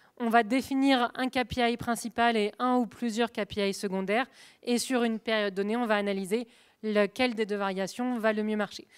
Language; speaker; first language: French; native; French